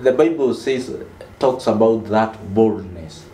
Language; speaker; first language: English; non-native, local second language; Swahili